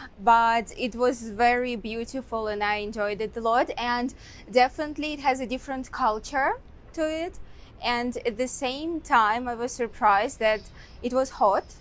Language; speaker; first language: English; non-native, fluent; Russian